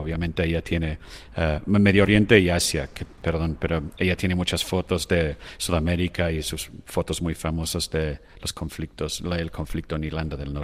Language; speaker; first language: Spanish; non-native, fluent; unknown